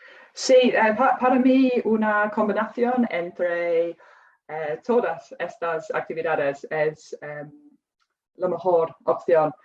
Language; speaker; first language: Spanish; non-native, fluent; English